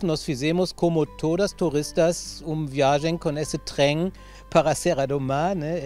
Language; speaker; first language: Portuguese; non-native, fluent; German